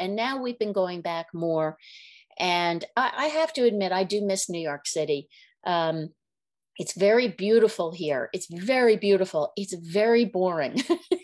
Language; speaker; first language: English; native; English